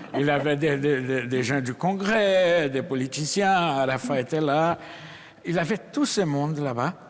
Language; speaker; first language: French; non-native, fluent; Portuguese